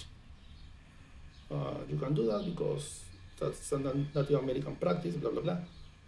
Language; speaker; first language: English; non-native, fluent; Spanish